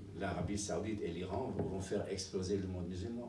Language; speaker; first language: French; non-native, fluent; Arabic